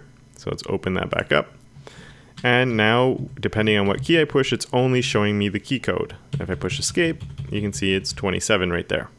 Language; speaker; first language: English; native; English